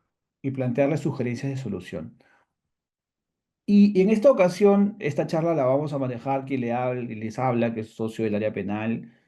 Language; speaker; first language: Spanish; native; Spanish